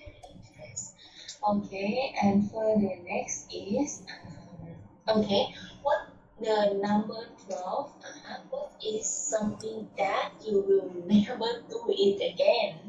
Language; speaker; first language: English; non-native, learner; Thai